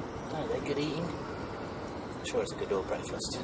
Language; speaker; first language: English; native; English